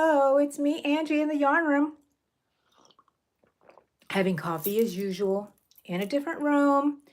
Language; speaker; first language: English; native; English